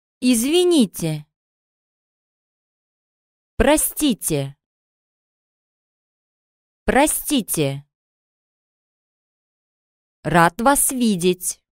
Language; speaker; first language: Russian; non-native, learner; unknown